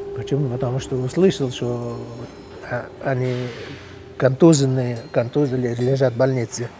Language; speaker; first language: Russian; non-native, local second language; Uzbek